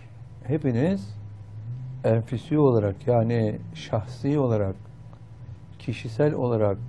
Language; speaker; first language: Turkish; native; Turkish